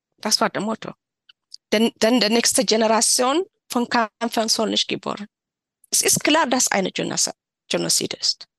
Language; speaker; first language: German; non-native, learner; Tigrinya